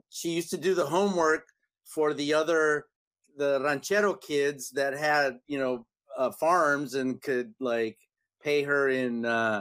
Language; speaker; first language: English; early bilingual, other home language; Spanish